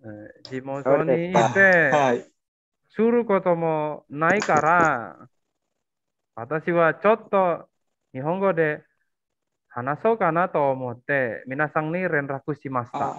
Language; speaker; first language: Japanese; non-native, fluent; Indonesian